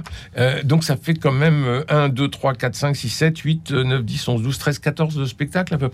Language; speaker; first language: French; native; French